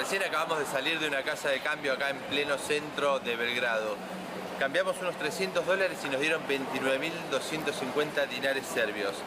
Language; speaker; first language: Spanish; native; Spanish